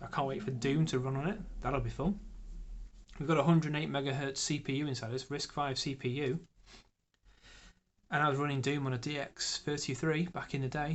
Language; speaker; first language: English; native; English